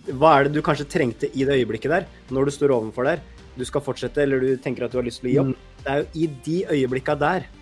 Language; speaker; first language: Norwegian; native; Norwegian